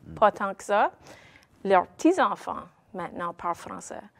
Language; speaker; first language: French; native; French